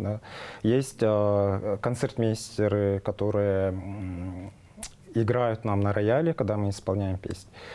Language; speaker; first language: Russian; non-native, local second language; Tuvinian